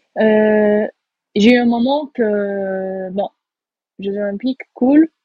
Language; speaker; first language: French; non-native, fluent; Portuguese